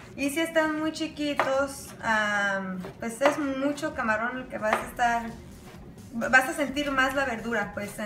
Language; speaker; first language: Spanish; early bilingual, heritage; Spanish